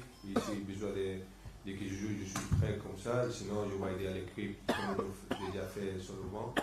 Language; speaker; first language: French; non-native, fluent; Spanish